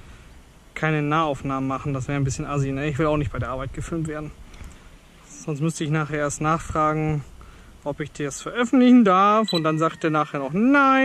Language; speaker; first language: German; native; German